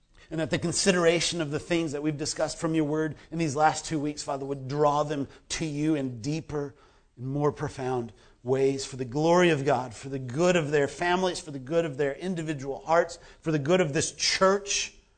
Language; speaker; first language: English; native; English